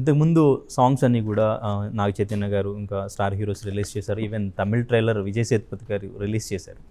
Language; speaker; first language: Telugu; native; Telugu